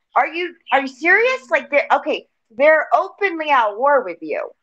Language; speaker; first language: English; native; English